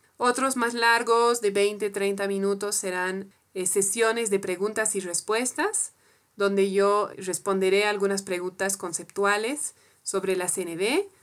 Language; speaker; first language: Spanish; non-native, fluent; French